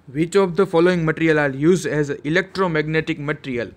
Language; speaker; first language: English; non-native, local second language; Gujarati